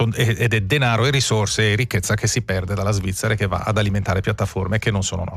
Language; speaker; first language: Italian; native; Italian